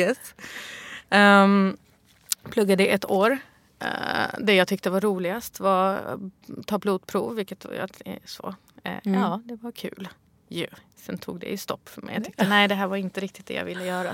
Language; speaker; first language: Swedish; early bilingual, other home language; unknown